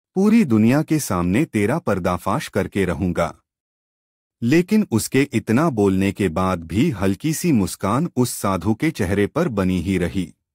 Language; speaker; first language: Hindi; non-native, local second language; Gujarati